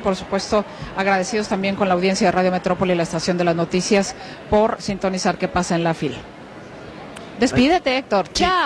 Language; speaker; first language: Spanish; native; Spanish